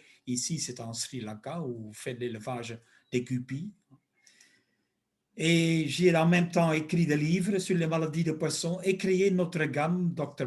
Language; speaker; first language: French; non-native, local second language; Dutch